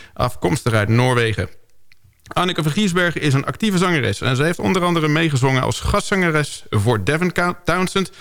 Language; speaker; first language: Dutch; native; Dutch